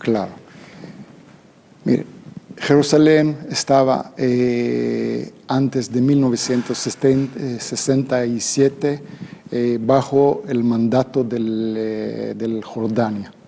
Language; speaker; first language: Spanish; non-native, fluent; Hebrew